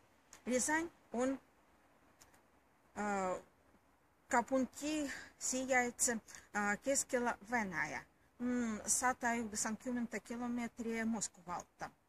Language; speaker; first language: Finnish; non-native, learner; Russian